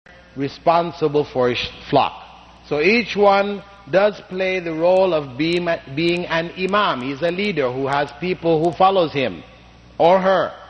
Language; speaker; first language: English; non-native, fluent; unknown